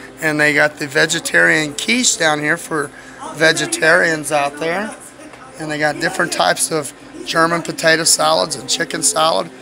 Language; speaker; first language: English; native; English